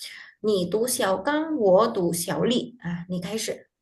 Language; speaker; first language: Chinese; non-native, fluent; Indonesian